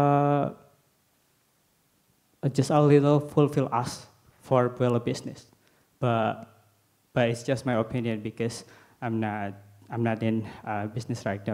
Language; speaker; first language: English; non-native, learner; Indonesian